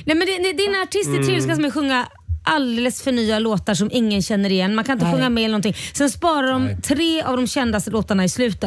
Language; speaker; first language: Swedish; native; Swedish